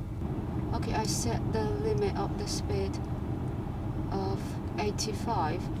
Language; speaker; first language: English; non-native, fluent; Chinese